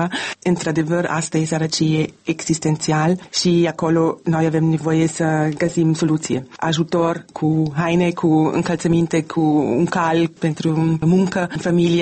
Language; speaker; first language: Romanian; non-native, learner; German